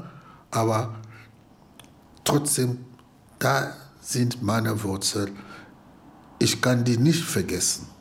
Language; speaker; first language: German; non-native, learner; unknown